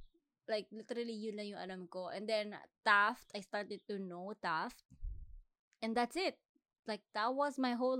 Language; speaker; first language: English; non-native, local second language; Filipino